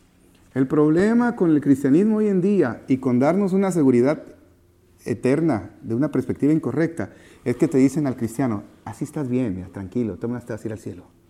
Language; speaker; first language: Spanish; native; Spanish